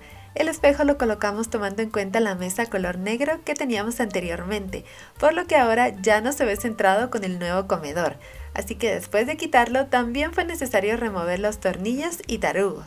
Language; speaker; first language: Spanish; native; Spanish